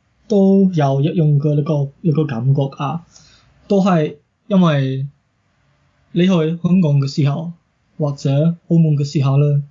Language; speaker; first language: Cantonese; non-native, learner; English